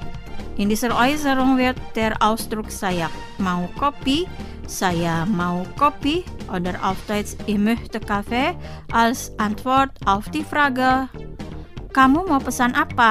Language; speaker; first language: German; non-native, fluent; Indonesian